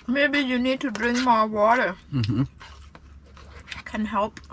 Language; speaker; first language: English; non-native, learner; Thai